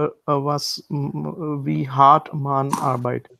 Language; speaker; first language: German; non-native, learner; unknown